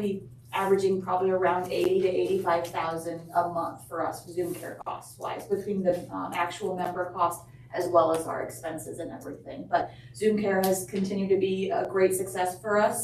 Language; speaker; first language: English; native; English